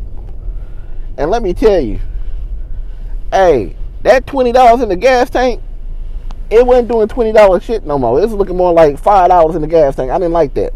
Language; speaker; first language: English; native; English